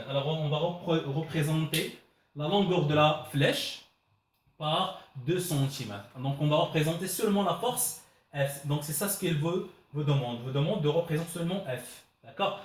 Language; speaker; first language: French; non-native, local second language; Arabic